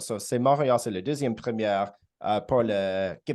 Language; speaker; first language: French; non-native, learner; English